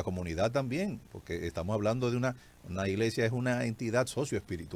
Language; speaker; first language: Spanish; native; Spanish